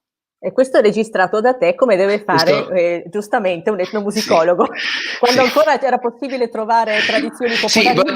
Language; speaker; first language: Italian; native; Italian